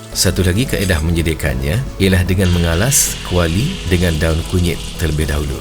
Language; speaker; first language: Malay; native; Malay